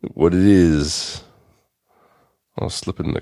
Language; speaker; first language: English; native; English